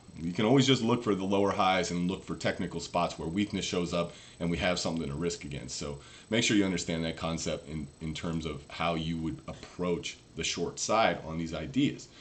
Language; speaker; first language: English; native; English